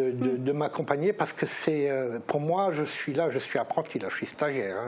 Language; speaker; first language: French; native; French